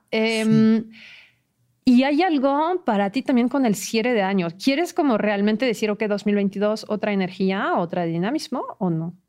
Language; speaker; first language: Spanish; non-native, fluent; French